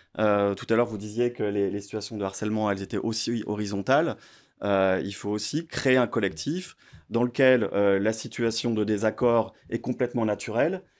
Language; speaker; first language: French; native; French